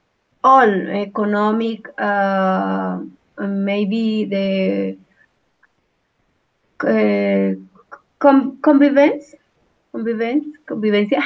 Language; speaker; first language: English; non-native, learner; Spanish